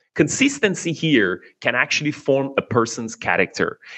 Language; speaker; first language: English; non-native, fluent; Persian